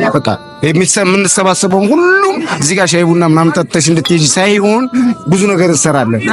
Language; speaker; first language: Amharic; native; Amharic